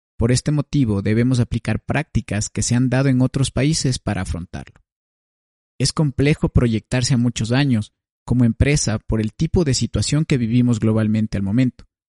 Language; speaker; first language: Spanish; native; Spanish